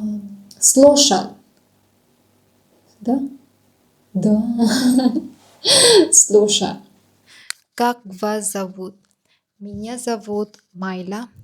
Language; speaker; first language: Russian; non-native, learner; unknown